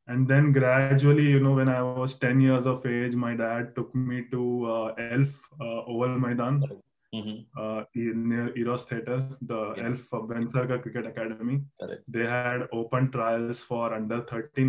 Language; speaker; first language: English; non-native, local second language; Marathi